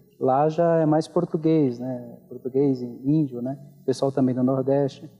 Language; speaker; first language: Portuguese; native; Portuguese